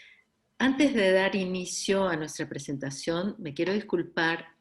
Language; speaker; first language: Spanish; native; Spanish